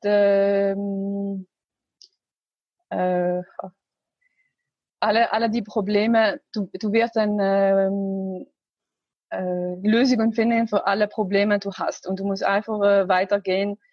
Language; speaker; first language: German; non-native, learner; Arabic